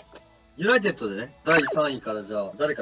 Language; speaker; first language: Japanese; native; Japanese